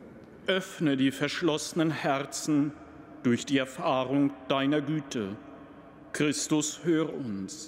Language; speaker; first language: German; native; German